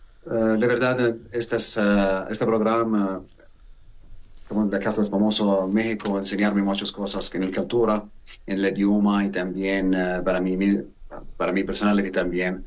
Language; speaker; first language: Spanish; non-native, learner; Arabic